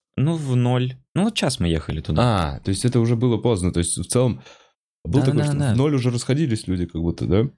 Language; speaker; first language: Russian; native; Russian